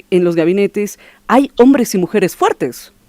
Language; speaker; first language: Spanish; native; Spanish